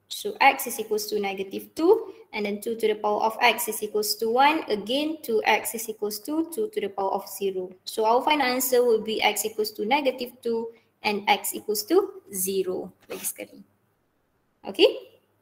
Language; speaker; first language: English; non-native, local second language; Malay